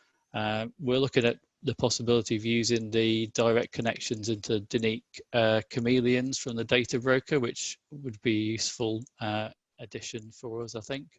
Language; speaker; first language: English; native; English